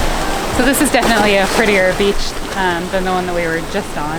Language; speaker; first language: English; native; English